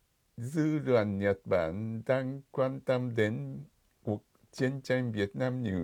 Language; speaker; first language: Vietnamese; non-native, fluent; Japanese